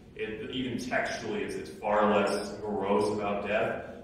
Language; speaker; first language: English; native; English